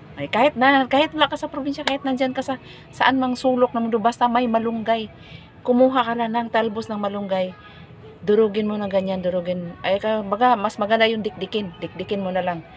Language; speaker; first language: Filipino; non-native, local second language; Cebuano